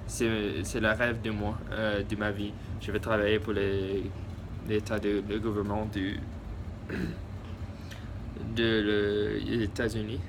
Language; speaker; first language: French; early bilingual, heritage; English